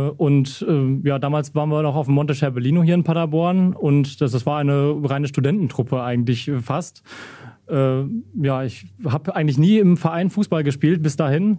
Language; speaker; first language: German; native; German